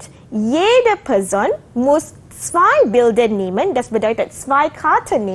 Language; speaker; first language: German; non-native, fluent; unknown